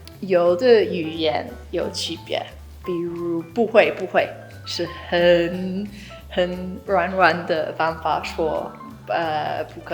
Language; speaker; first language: Chinese; non-native, learner; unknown